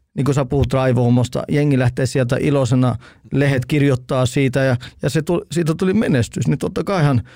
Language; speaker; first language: Finnish; early bilingual, heritage; Finnish